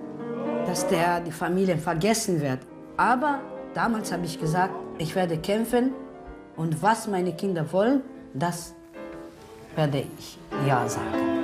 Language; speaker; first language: German; non-native, fluent; Romany